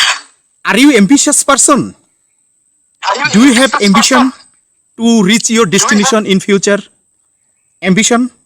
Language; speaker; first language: English; non-native, learner; Bangla